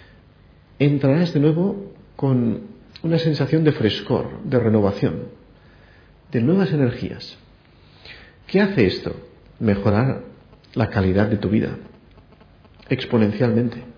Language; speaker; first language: Spanish; native; Spanish